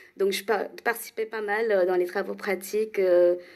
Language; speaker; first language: French; non-native, fluent; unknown